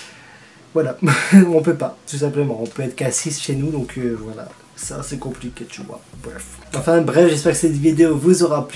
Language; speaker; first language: French; native; French